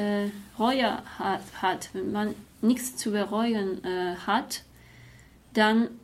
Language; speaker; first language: German; non-native, fluent; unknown